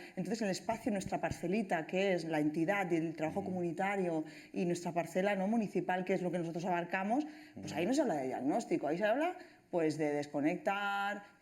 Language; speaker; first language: Spanish; non-native, local second language; Catalan